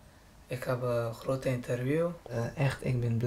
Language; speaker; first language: Dutch; non-native, learner; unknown